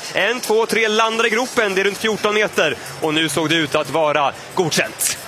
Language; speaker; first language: Swedish; native; Swedish